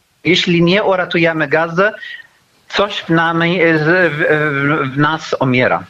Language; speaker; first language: Polish; non-native, fluent; Arabic